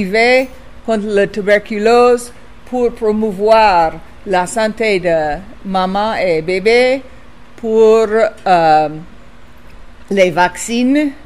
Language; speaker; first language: French; non-native, fluent; English